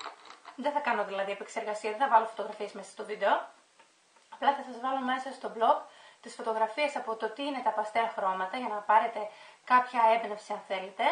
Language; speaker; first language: Greek; native; Greek